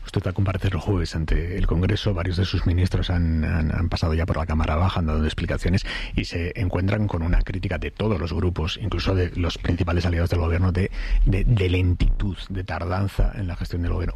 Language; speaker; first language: Spanish; native; Spanish